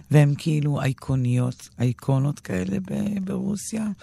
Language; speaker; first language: Hebrew; native; Hebrew